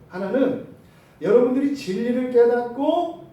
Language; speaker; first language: Korean; native; Korean